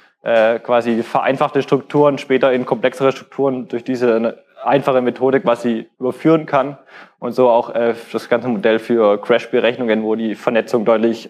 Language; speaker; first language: German; native; German